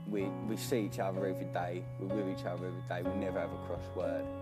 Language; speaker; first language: English; native; English